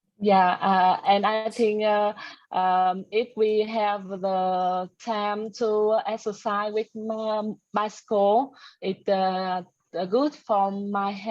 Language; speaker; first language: English; non-native, learner; Vietnamese